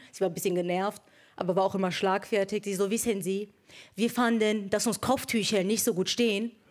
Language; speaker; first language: German; early bilingual, other home language; Persian